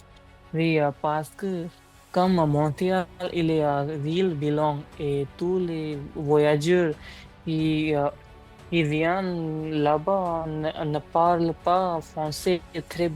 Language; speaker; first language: French; non-native, learner; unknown